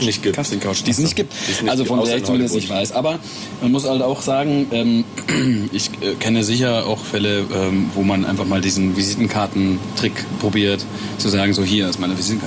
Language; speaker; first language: German; native; German